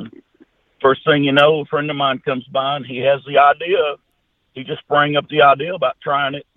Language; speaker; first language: English; native; English